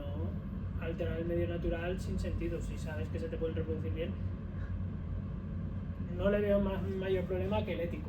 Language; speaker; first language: Spanish; native; Spanish